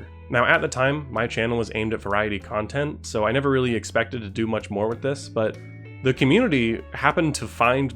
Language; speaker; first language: English; native; English